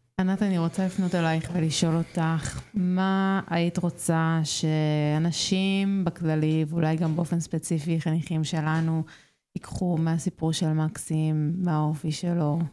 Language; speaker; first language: Hebrew; native; Hebrew